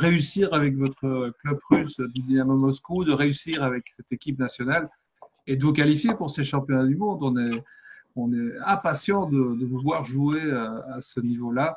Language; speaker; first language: French; native; French